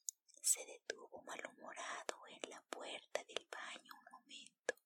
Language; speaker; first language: Spanish; native; Spanish